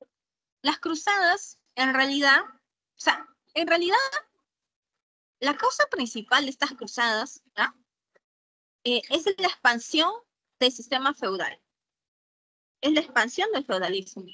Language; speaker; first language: Spanish; native; Spanish